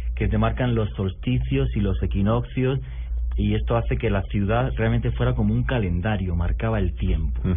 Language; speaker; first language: Spanish; native; Spanish